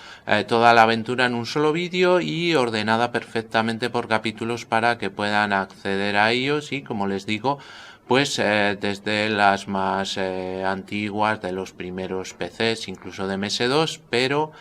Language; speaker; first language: Spanish; native; Spanish